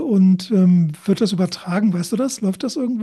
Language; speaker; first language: German; native; German